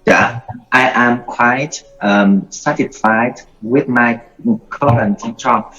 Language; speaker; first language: English; non-native, learner; Vietnamese